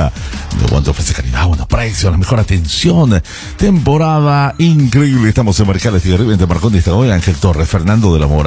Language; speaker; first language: Spanish; native; Spanish